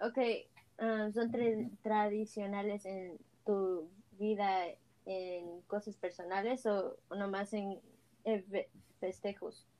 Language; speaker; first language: Spanish; early bilingual, heritage; Spanish